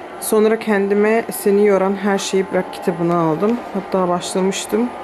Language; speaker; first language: Turkish; early bilingual, heritage; Turkish